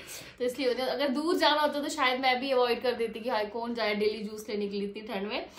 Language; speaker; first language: Hindi; native; Hindi